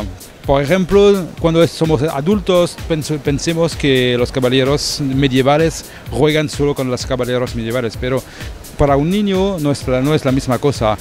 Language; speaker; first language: Spanish; non-native, fluent; French